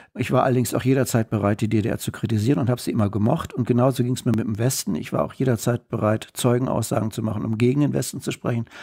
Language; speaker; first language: German; native; German